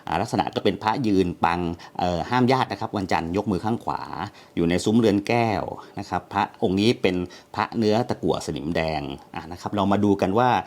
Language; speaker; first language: Thai; native; Thai